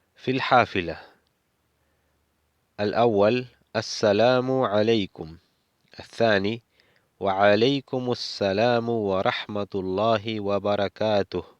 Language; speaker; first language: Arabic; non-native, fluent; Spanish